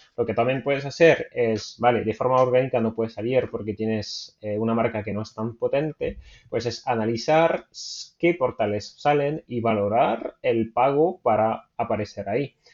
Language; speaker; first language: Spanish; non-native, fluent; French